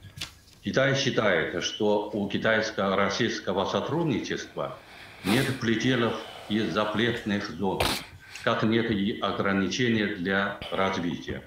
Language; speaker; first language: Russian; non-native, fluent; Chinese